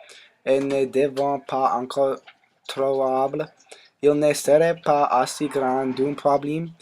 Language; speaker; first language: French; non-native, learner; English